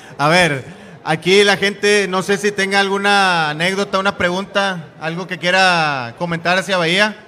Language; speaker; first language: Spanish; native; Spanish